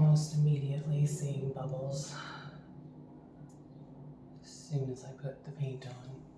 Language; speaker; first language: English; native; English